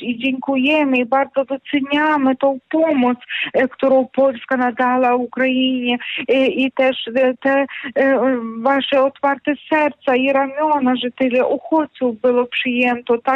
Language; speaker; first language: Polish; non-native, fluent; Ukrainian